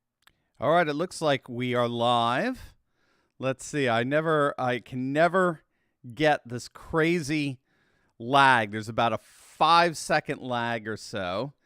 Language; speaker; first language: English; native; English